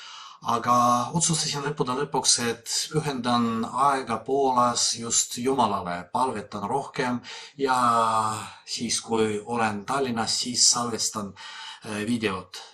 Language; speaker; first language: Estonian; non-native, fluent; Polish